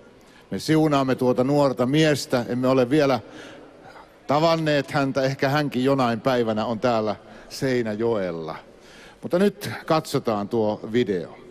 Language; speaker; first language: Finnish; native; Finnish